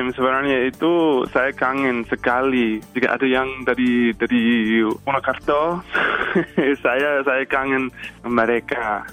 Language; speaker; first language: Indonesian; non-native, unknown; English